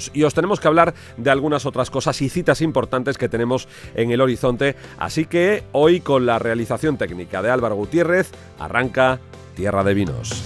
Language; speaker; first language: Spanish; native; Spanish